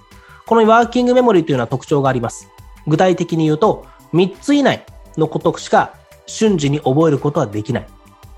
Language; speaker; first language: Japanese; native; Japanese